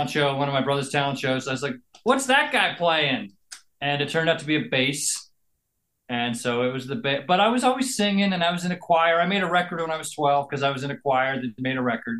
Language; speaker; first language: English; native; English